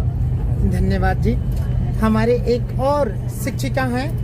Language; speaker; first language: Hindi; native; Hindi